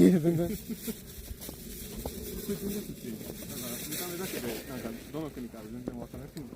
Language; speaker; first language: Japanese; non-native, fluent; English